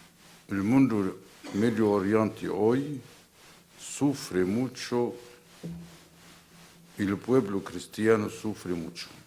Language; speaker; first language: Spanish; non-native, fluent; Arabic